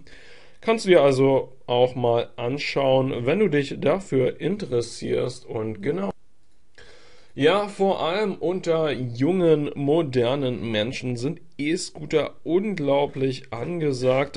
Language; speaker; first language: German; native; German